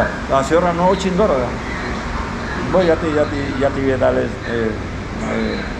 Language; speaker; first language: Russian; non-native, learner; Spanish